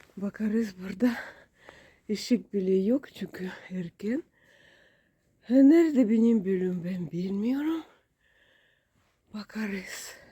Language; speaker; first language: Turkish; non-native, learner; Russian